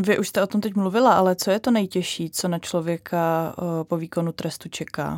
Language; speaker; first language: Czech; native; Czech